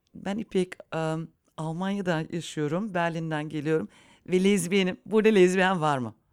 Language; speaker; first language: Turkish; early bilingual, heritage; Turkish